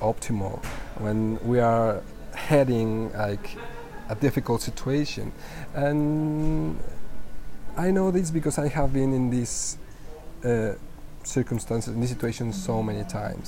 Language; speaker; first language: English; non-native, fluent; Spanish